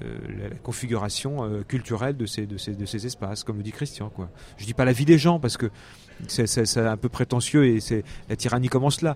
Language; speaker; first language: French; native; French